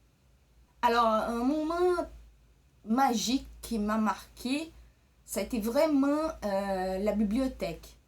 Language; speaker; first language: French; early bilingual, other home language; Portuguese